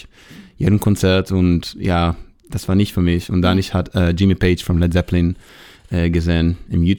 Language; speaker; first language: German; non-native, learner; Hebrew